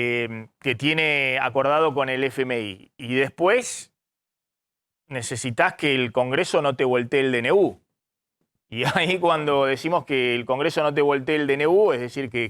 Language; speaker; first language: Spanish; native; Spanish